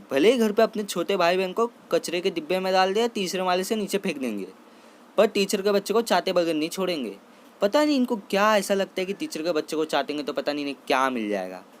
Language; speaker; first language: Hindi; non-native, local second language; Marathi